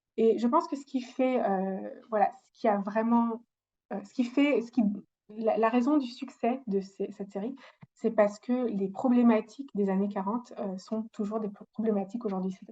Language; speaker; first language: French; non-native, fluent; English